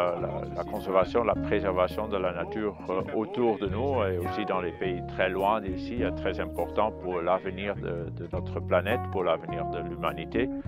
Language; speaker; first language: French; non-native, fluent; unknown